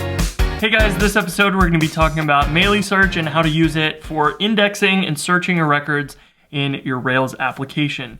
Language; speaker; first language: English; native; English